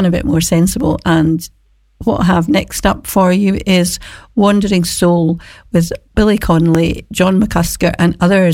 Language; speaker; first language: English; native; English